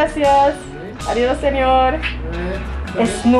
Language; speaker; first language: Spanish; non-native, learner; English